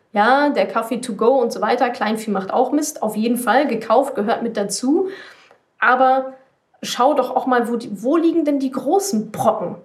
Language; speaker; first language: German; native; German